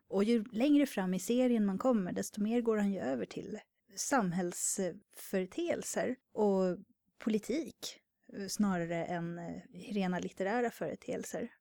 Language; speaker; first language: Swedish; native; Swedish